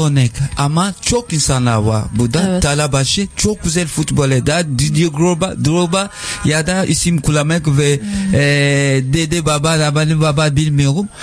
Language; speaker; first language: Turkish; non-native, learner; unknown